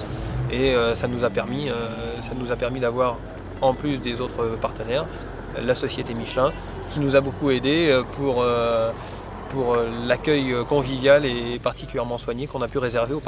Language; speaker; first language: French; native; French